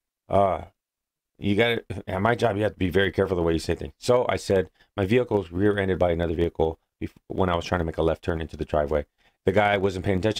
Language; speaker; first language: English; early bilingual, other home language; Spanish